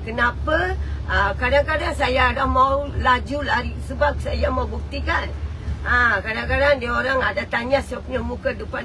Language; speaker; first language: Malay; non-native, local second language; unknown